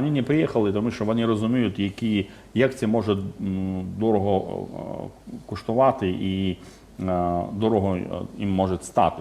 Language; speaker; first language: Ukrainian; non-native, fluent; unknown